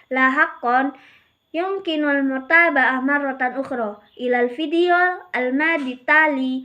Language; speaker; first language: Arabic; non-native, learner; Indonesian